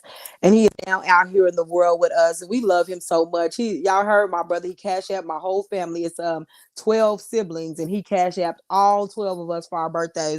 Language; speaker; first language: English; native; English